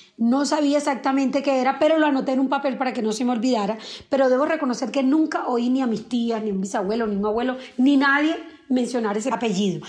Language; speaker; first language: Spanish; native; Spanish